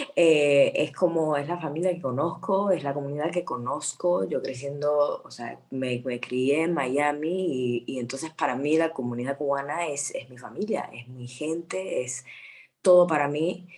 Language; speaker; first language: Spanish; early bilingual, heritage; Spanish